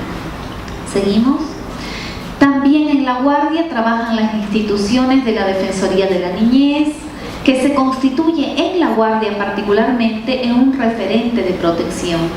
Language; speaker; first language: Spanish; native; Spanish